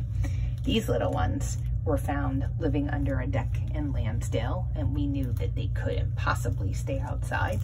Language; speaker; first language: English; native; English